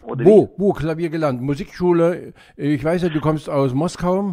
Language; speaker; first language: German; native; German